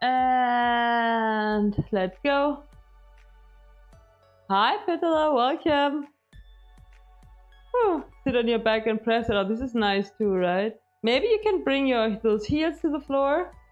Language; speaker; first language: English; non-native, fluent; German